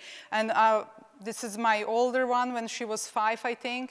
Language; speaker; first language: English; non-native, fluent; Czech